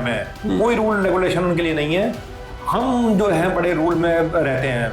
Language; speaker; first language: Hindi; native; Hindi